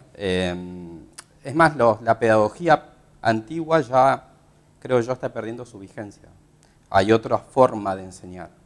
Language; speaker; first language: Spanish; native; Spanish